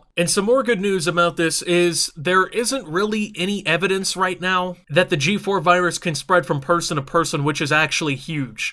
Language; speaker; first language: English; native; English